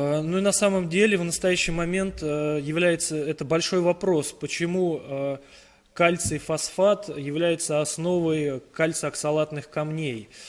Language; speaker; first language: Russian; native; Russian